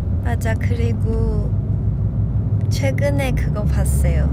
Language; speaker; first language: Korean; non-native, fluent; Chinese